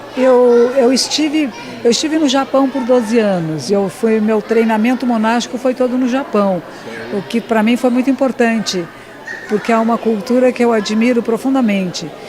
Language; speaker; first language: Portuguese; native; Portuguese